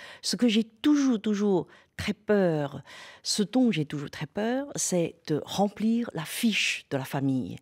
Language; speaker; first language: French; non-native, fluent; Chinese